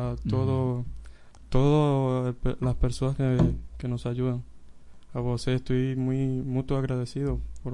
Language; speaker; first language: Portuguese; non-native, learner; Spanish